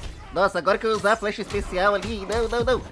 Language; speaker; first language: Portuguese; native; Portuguese